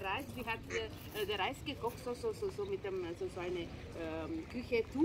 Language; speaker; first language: German; non-native, learner; Romanian